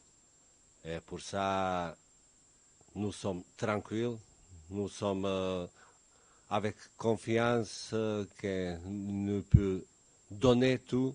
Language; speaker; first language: French; non-native, learner; Bosnian